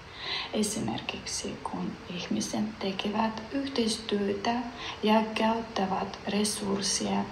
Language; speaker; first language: Finnish; non-native, learner; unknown